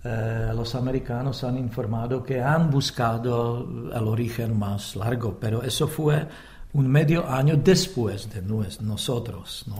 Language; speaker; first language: Spanish; non-native, fluent; Czech